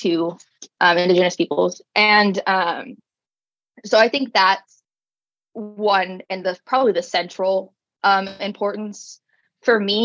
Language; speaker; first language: English; native; English